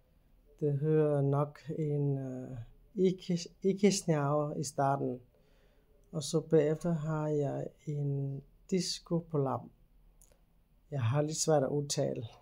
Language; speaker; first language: Danish; non-native, learner; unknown